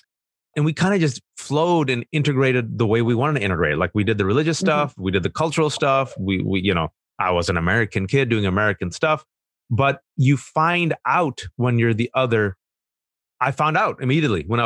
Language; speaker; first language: English; early bilingual, other home language; Urdu